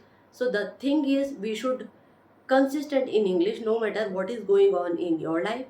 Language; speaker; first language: English; non-native, learner; Hindi